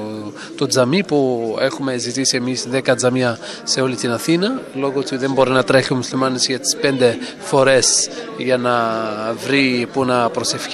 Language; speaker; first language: Greek; non-native, fluent; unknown